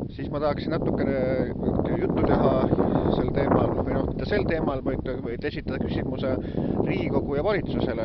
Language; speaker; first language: Estonian; native; Estonian